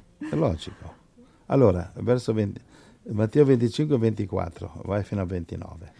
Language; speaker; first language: Italian; native; Italian